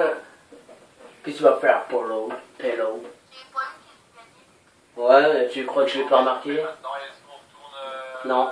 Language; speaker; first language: French; native; French